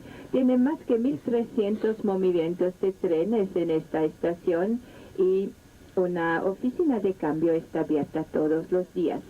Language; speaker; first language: Spanish; non-native, fluent; German